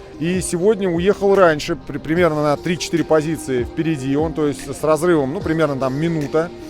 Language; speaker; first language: Russian; native; Russian